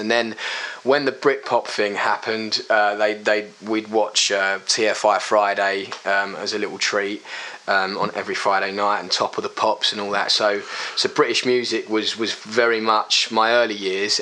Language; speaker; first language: English; native; English